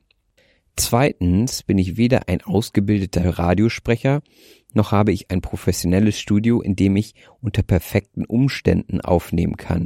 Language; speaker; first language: German; native; German